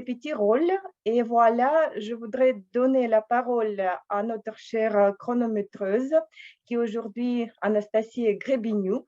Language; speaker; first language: French; non-native, fluent; Russian